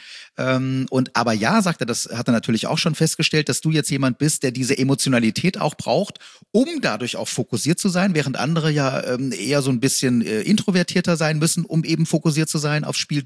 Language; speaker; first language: German; native; German